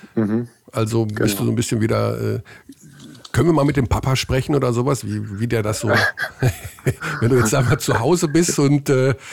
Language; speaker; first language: German; native; German